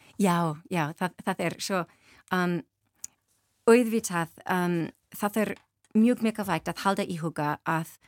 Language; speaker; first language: Icelandic; non-native, learner; English